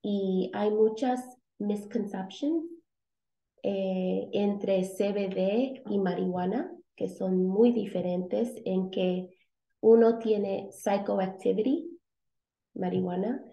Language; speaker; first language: Spanish; early bilingual, heritage; Spanish